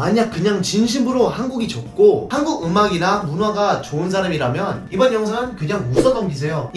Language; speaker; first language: Korean; non-native, fluent; English